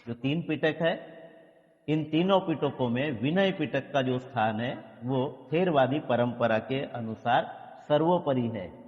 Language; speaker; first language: Hindi; non-native, local second language; Marathi